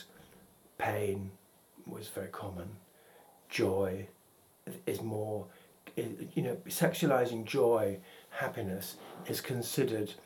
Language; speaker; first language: English; native; English